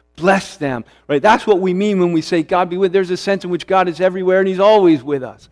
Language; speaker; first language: English; early bilingual, other home language; Swedish